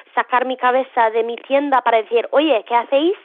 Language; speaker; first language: Spanish; non-native, fluent; English